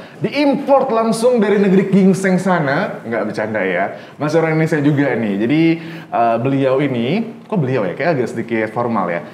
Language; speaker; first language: Indonesian; native; Indonesian